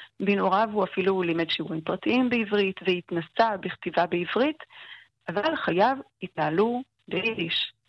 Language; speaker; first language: Hebrew; native; Hebrew